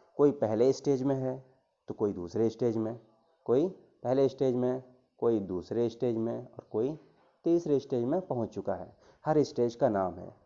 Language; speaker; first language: Urdu; native; Urdu